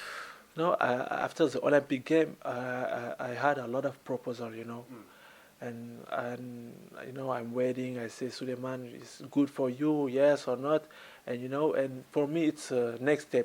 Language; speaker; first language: English; non-native, learner; French